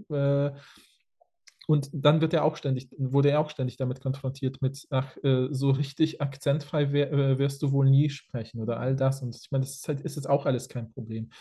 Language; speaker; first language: German; early bilingual, other home language; Polish